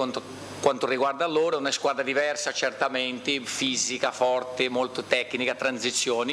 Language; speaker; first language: Italian; non-native, fluent; Portuguese